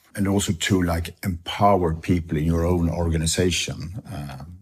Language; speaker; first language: English; non-native, fluent; Swedish